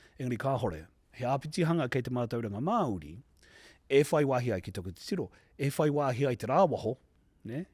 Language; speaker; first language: Māori; native; Māori